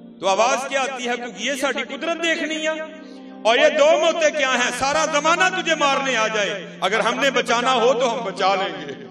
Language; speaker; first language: Urdu; non-native, local second language; Punjabi